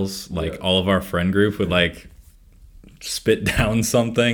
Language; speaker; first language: English; native; English